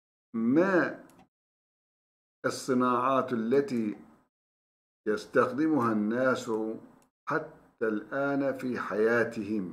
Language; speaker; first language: Arabic; non-native, fluent; Turkish